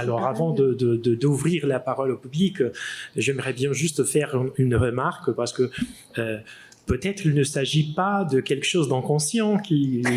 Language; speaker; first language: French; non-native, fluent; Portuguese